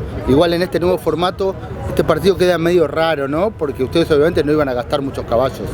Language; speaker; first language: Spanish; native; Spanish